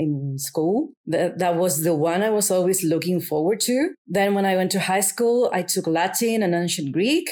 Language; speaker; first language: English; non-native, fluent; Spanish